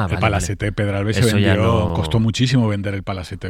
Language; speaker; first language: Spanish; native; Spanish